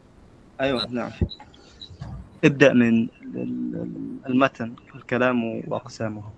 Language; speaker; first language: Arabic; non-native, fluent; Indonesian